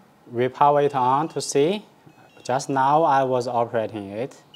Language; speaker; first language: English; non-native, fluent; Chinese